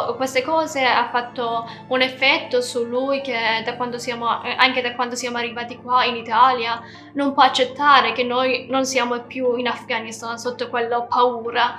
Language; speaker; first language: Italian; non-native, learner; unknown